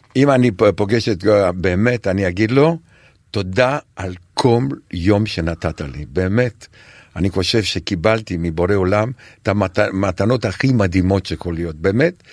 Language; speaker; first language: Hebrew; non-native, fluent; Romanian